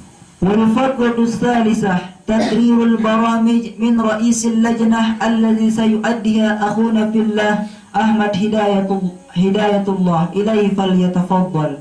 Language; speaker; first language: Arabic; non-native, fluent; Indonesian